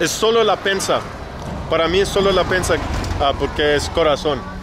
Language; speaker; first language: Spanish; non-native, learner; English